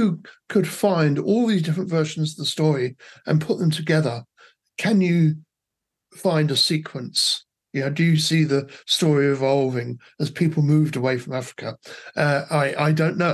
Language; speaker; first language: English; native; English